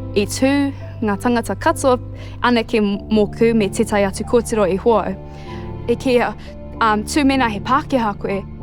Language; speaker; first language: Māori; non-native, local second language; English